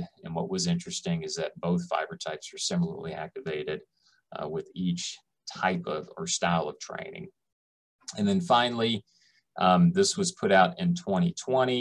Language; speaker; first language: English; native; English